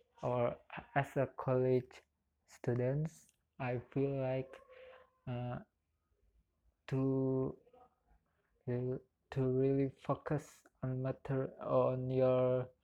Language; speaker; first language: English; non-native, learner; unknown